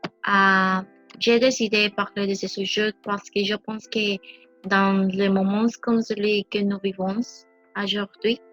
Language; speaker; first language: French; non-native, learner; Spanish